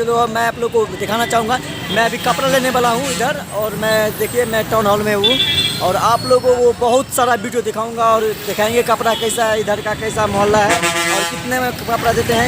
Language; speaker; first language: Hindi; non-native, local second language; Maithili